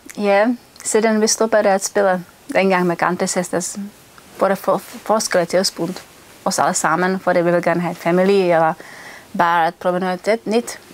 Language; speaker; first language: Danish; non-native, fluent; Czech